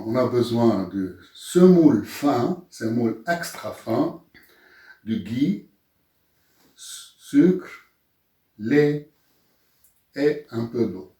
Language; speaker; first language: French; non-native, local second language; Arabic